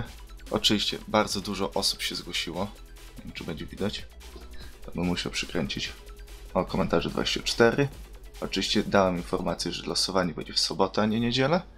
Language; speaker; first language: Polish; native; Polish